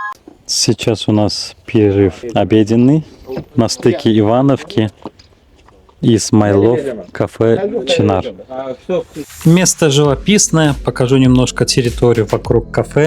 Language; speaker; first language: Russian; native; Russian